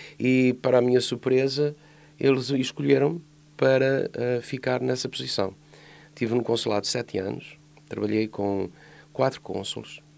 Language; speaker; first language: Portuguese; early bilingual, heritage; Portuguese